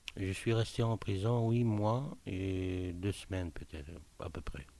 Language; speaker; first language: French; non-native, local second language; Arabic